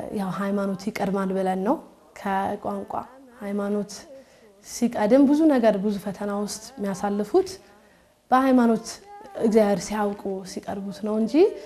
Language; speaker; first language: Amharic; early bilingual, heritage; Amharic